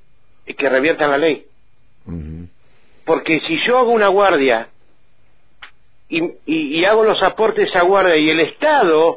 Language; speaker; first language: Spanish; native; Spanish